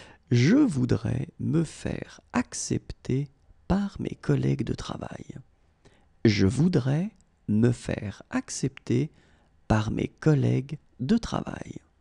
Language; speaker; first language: French; native; French